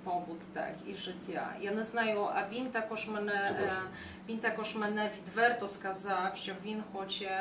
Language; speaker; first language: Ukrainian; non-native, fluent; Polish